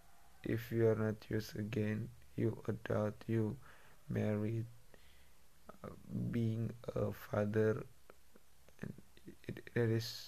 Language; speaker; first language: English; non-native, learner; Indonesian